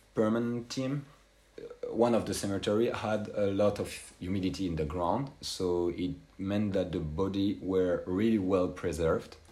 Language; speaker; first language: English; non-native, fluent; French